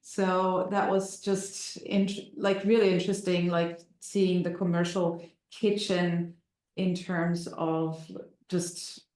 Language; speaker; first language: English; non-native, fluent; German